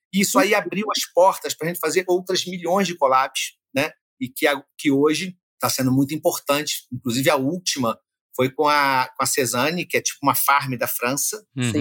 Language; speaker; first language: Portuguese; native; Portuguese